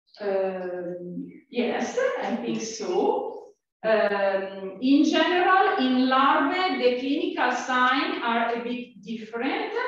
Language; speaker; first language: English; non-native, fluent; Italian